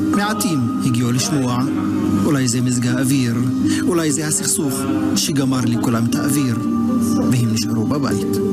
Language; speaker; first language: Hebrew; non-native, local second language; Arabic